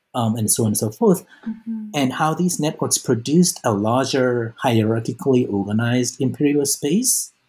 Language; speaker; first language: English; non-native, fluent; Japanese